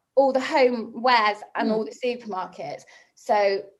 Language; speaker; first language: English; native; English